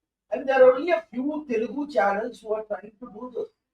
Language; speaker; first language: English; non-native, local second language; Telugu